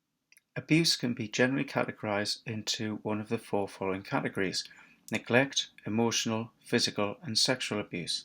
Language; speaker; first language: English; native; English